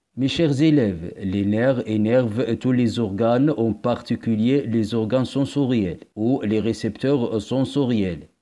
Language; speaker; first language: French; non-native, local second language; Arabic